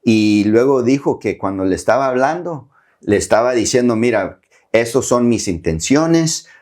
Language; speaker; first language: Spanish; early bilingual, heritage; Spanish